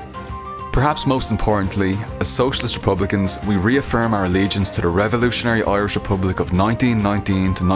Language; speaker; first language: English; native; English